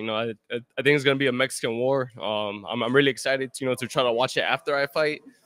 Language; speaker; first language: English; early bilingual, other home language; Spanish